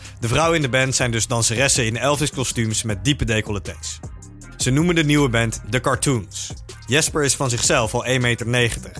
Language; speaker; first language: Dutch; native; Dutch